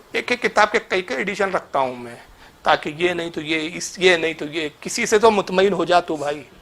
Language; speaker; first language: Urdu; native; Urdu